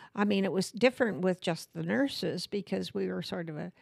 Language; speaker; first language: English; native; English